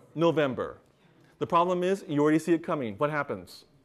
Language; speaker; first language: English; native; English